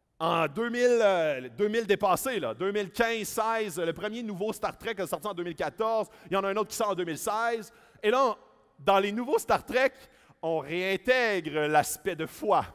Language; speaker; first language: French; native; French